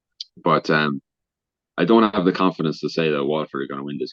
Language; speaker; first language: English; native; English